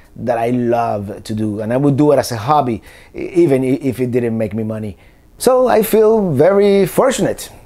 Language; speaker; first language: English; non-native, fluent; Spanish